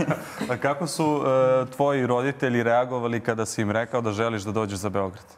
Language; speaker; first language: Bosnian; native; Bosnian